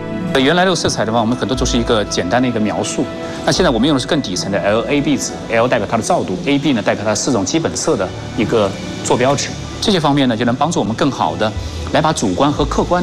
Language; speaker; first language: Chinese; native; Chinese